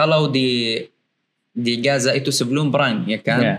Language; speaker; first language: Indonesian; non-native, learner; Arabic